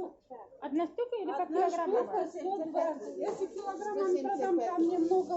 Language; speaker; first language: Russian; non-native, local second language; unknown